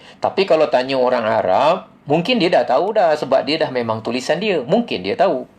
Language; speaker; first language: Malay; native; Malay